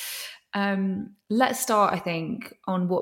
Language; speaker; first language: English; native; English